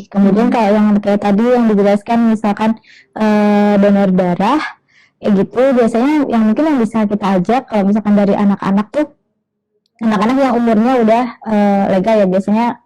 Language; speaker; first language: Indonesian; native; Indonesian